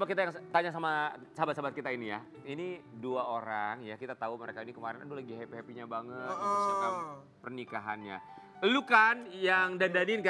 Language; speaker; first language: Indonesian; native; Indonesian